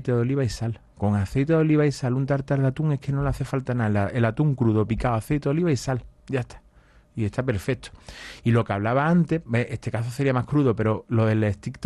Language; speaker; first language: Spanish; native; Spanish